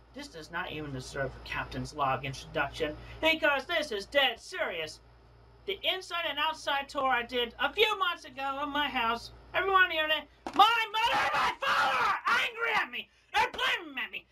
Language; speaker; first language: English; native; English